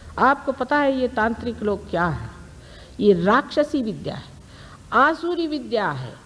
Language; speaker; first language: Hindi; non-native, local second language; Marathi